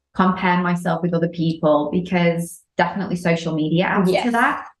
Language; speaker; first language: English; native; English